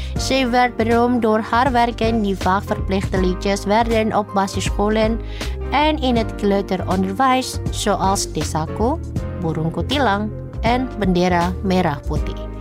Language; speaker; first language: Dutch; non-native, fluent; Indonesian